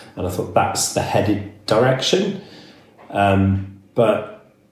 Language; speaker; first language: English; native; English